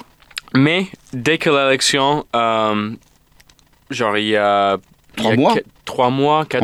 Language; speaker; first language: French; non-native, fluent; English